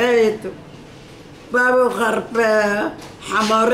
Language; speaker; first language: Hebrew; non-native, learner; Arabic